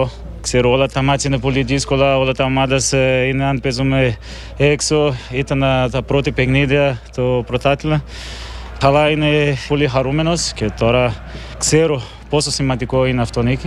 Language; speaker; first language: Greek; non-native, learner; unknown